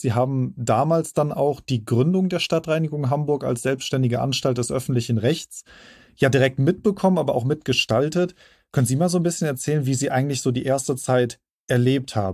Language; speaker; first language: German; native; German